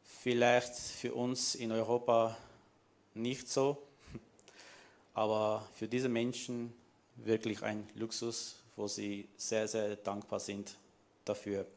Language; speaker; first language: German; non-native, fluent; Armenian